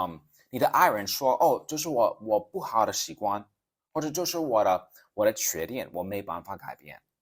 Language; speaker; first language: Chinese; non-native, fluent; English